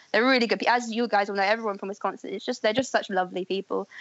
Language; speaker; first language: English; native; English